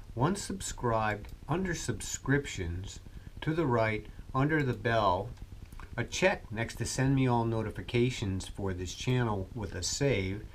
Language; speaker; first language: English; native; English